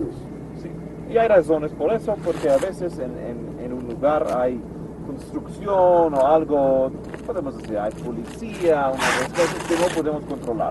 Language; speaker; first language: Spanish; non-native, fluent; English